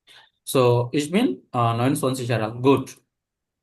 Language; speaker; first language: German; non-native, learner; Bangla